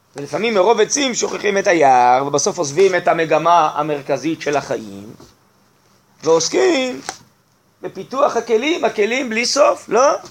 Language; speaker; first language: Hebrew; native; Hebrew